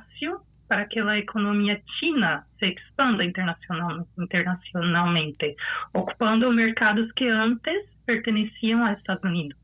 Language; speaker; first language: Spanish; non-native, fluent; Portuguese